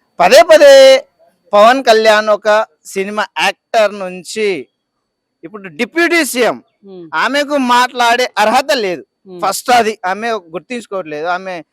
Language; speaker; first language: Telugu; non-native, local second language; Lambadi